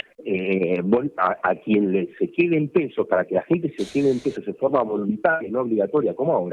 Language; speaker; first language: Spanish; native; Spanish